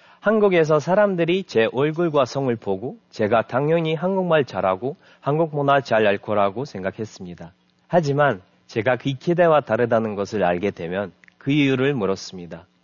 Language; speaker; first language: Korean; non-native, fluent; Russian